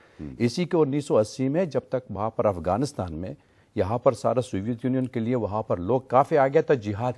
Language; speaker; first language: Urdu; non-native, learner; Arabic